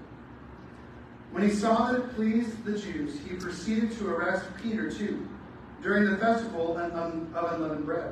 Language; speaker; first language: English; native; English